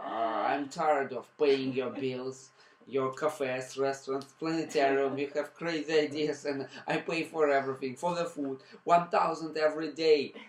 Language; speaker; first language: English; non-native, fluent; Russian